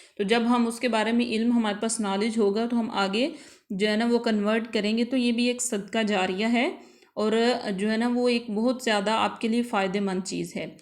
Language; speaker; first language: Urdu; native; Urdu